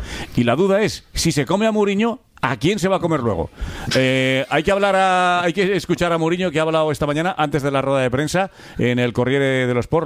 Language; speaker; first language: Spanish; native; Spanish